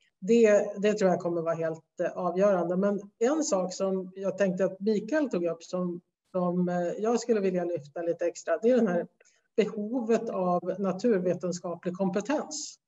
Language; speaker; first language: Swedish; native; Swedish